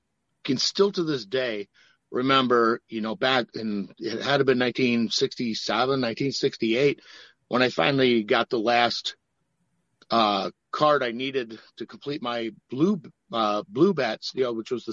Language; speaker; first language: English; native; English